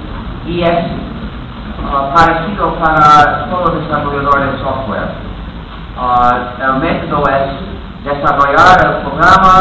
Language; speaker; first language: Spanish; non-native, fluent; English